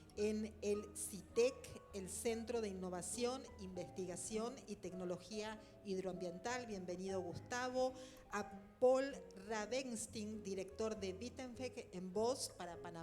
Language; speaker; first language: Spanish; native; Spanish